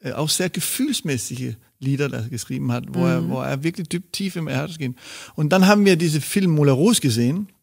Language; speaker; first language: German; non-native, fluent; Danish